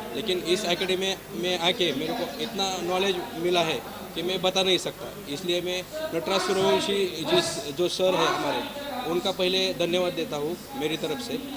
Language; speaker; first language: Hindi; non-native, local second language; Marathi